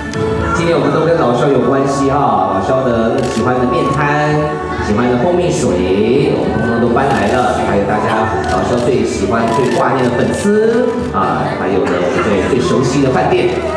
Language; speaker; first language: Chinese; native; Chinese